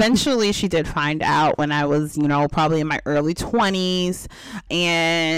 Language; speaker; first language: English; native; English